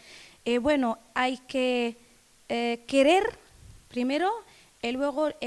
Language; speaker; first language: Spanish; non-native, fluent; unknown